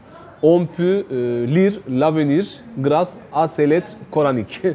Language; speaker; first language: French; non-native, fluent; Turkish